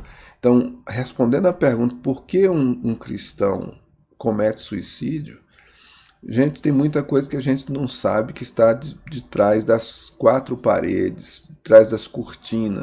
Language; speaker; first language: Portuguese; native; Portuguese